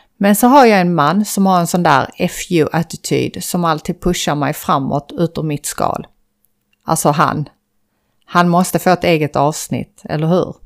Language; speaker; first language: Swedish; early bilingual, other home language; Persian